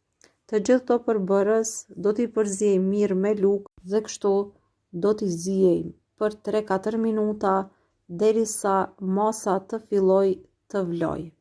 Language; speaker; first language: Albanian; native; Albanian